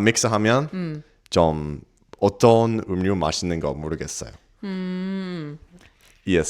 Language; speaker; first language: Korean; non-native, learner; English